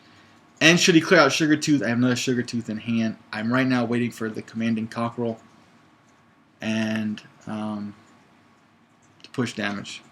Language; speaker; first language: English; native; English